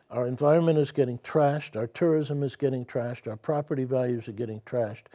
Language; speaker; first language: English; native; English